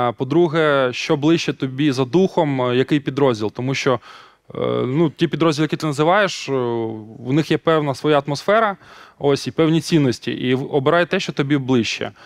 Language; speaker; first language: Ukrainian; non-native, local second language; Russian